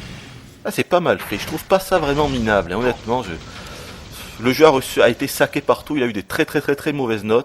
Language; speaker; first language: French; native; French